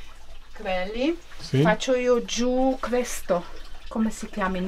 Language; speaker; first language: Italian; non-native, learner; Czech